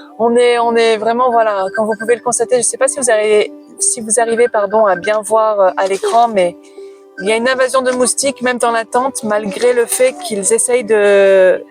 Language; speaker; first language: French; native; French